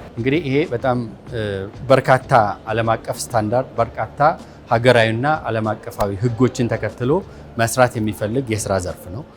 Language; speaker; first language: Amharic; native; Amharic